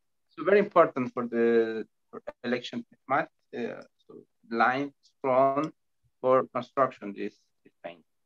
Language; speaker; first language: English; non-native, learner; Spanish